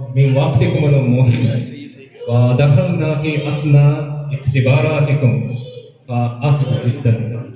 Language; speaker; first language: Arabic; non-native, fluent; Japanese